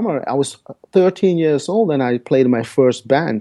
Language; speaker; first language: English; non-native, fluent; Dutch